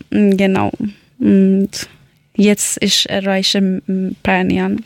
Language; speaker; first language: German; non-native, learner; Persian